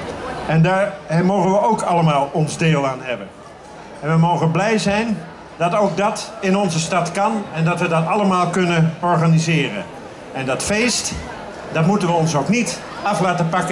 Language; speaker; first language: Dutch; native; Dutch